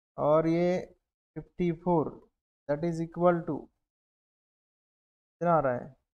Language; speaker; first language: Hindi; native; Hindi